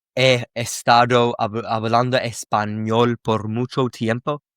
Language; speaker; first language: Spanish; non-native, fluent; English